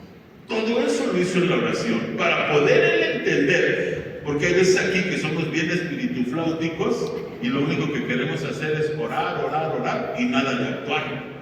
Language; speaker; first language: Spanish; native; Spanish